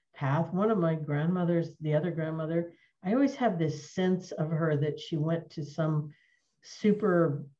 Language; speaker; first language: English; native; English